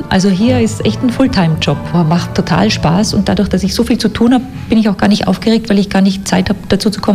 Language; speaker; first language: German; native; German